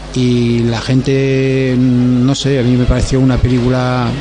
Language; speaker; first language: Spanish; non-native, fluent; French